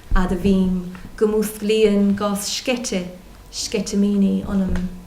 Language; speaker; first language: Irish; non-native, local second language; English